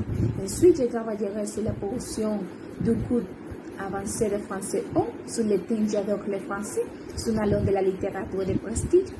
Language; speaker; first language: French; non-native, learner; Spanish